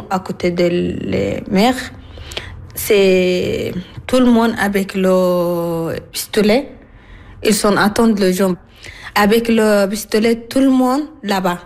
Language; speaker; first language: French; non-native, learner; Arabic